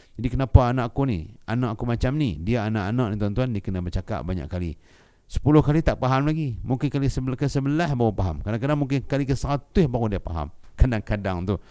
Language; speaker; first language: Malay; native; Malay